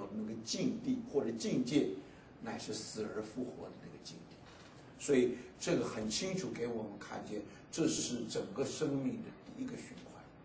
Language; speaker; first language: Chinese; native; Chinese